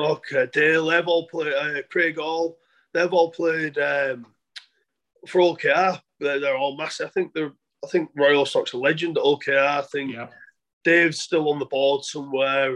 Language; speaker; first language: English; native; English